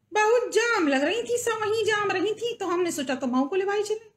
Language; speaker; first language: Hindi; native; Hindi